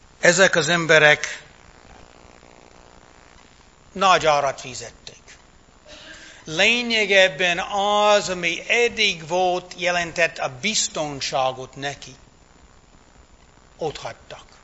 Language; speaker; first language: Hungarian; non-native, fluent; English